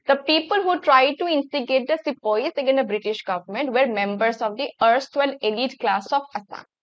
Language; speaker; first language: English; non-native, local second language; Assamese